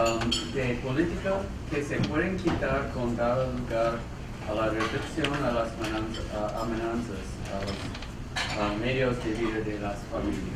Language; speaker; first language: Spanish; non-native, fluent; English